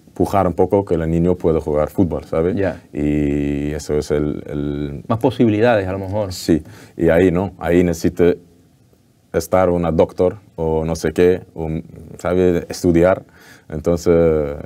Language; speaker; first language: Spanish; non-native, learner; Dutch